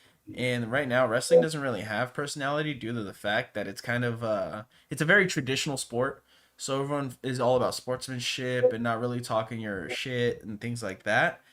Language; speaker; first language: English; native; English